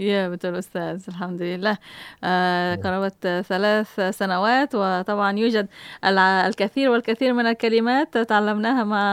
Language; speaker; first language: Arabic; non-native, fluent; Malay